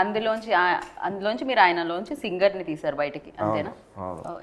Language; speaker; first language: Telugu; native; Telugu